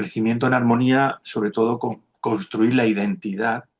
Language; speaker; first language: Spanish; native; Spanish